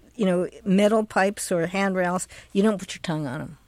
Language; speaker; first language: English; native; English